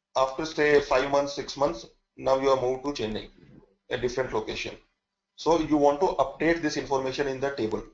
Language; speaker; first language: English; non-native, local second language; Hindi